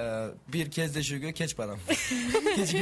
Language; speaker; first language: Kyrgyz; non-native, learner; Turkish